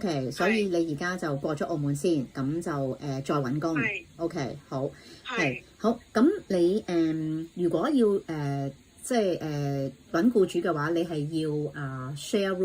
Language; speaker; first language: Cantonese; native; Cantonese